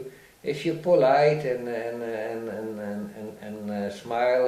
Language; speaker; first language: English; non-native, fluent; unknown